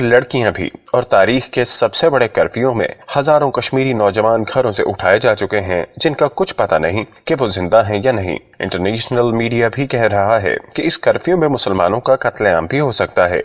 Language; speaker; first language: Urdu; native; Urdu